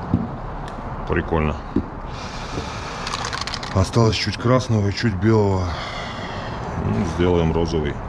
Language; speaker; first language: Russian; native; Russian